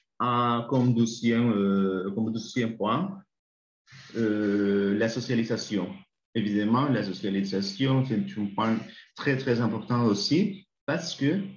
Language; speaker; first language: French; non-native, learner; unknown